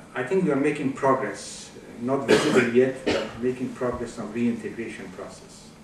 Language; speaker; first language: English; non-native, fluent; Persian